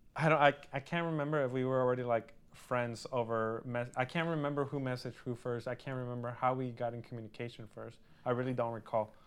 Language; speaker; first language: English; early bilingual, other home language; Spanish